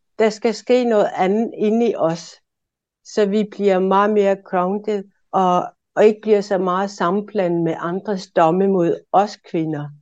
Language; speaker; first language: Danish; non-native, local second language; Kalaallisut